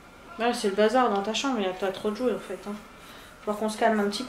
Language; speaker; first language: French; native; French